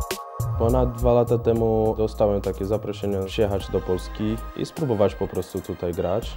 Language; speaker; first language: Polish; non-native, fluent; Portuguese